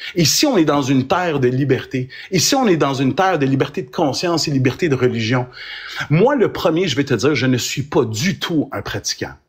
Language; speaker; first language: French; early bilingual, other home language; Arabic